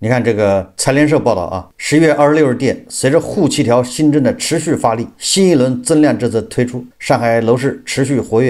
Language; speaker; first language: Chinese; native; Chinese